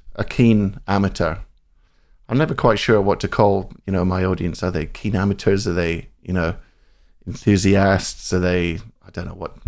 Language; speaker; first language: English; native; English